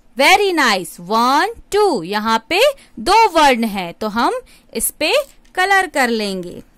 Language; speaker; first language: Hindi; native; Hindi